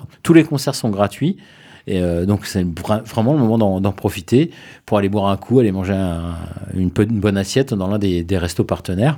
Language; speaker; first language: French; native; French